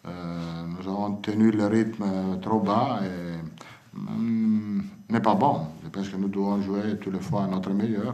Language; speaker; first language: French; non-native, fluent; Italian